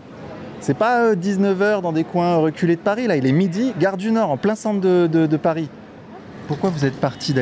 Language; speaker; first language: French; native; French